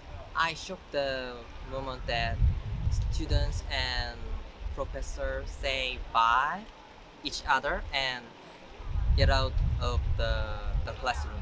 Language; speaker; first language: English; non-native, learner; Korean